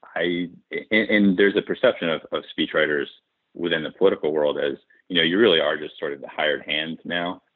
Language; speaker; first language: English; native; English